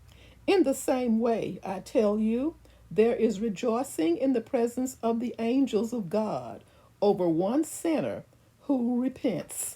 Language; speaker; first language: English; native; English